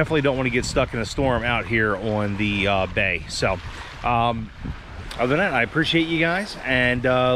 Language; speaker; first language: English; native; English